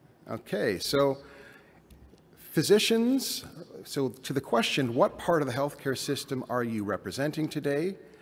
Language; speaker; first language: English; native; English